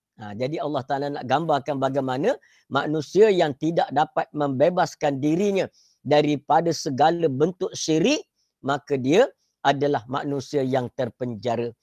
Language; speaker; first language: Malay; native; Malay